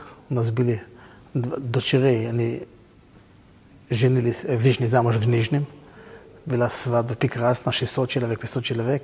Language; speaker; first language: Russian; non-native, fluent; Hebrew